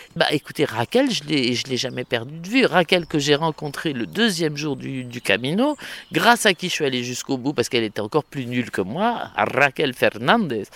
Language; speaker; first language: French; native; French